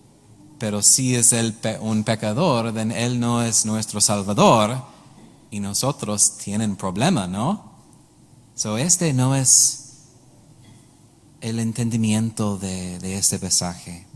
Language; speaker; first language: Spanish; non-native, learner; English